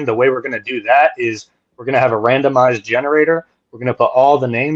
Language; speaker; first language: English; native; English